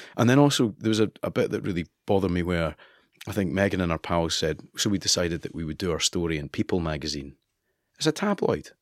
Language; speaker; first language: English; native; English